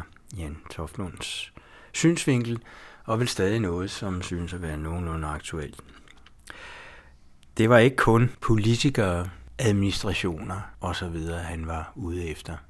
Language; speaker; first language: Danish; native; Danish